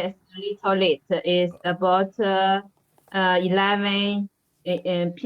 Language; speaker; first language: English; non-native, learner; Chinese